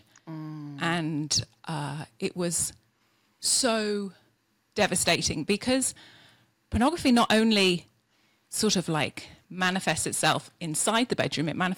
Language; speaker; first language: English; native; English